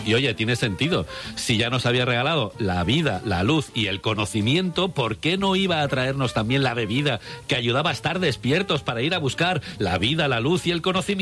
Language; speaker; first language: Spanish; native; Spanish